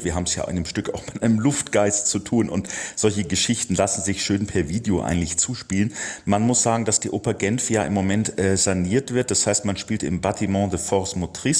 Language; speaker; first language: German; native; German